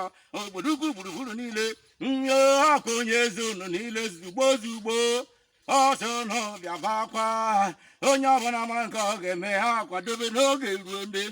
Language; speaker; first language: Igbo; native; Igbo